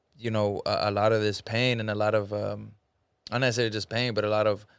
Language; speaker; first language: English; early bilingual, other home language; Spanish